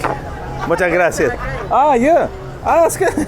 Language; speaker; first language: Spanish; non-native, learner; Hindi